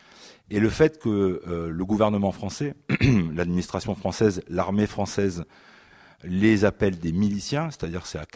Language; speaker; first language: French; native; French